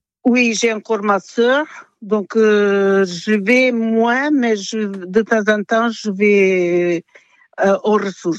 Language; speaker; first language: French; non-native, fluent; Portuguese